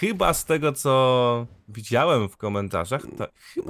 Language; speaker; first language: Polish; native; Polish